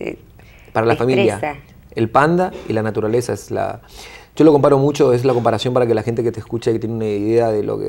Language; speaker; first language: Spanish; native; Spanish